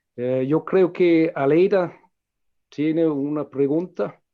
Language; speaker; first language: Spanish; non-native, fluent; Danish